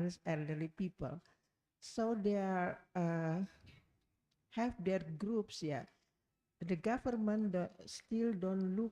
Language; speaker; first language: English; non-native, learner; Indonesian